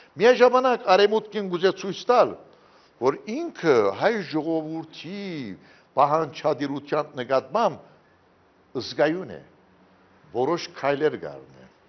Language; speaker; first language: Armenian; early bilingual, heritage; Armenian